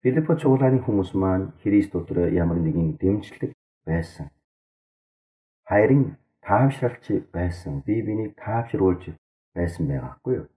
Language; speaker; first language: Mongolian; non-native, fluent; Korean